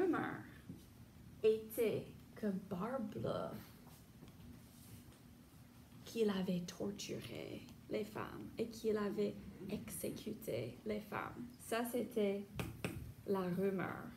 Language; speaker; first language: French; non-native, fluent; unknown